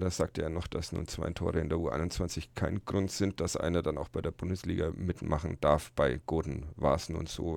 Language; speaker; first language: German; native; German